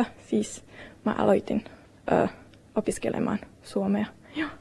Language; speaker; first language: Finnish; non-native, learner; Estonian